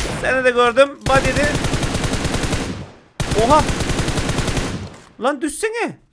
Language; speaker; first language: Turkish; native; Turkish